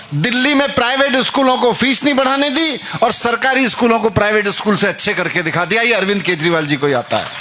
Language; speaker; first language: Hindi; native; Hindi